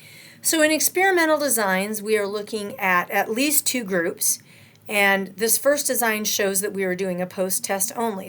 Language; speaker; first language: English; native; English